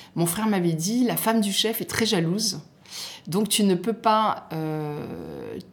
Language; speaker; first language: French; native; French